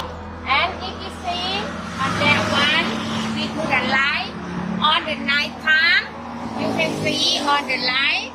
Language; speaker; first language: English; non-native, learner; Thai